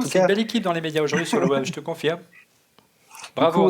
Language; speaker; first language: French; native; French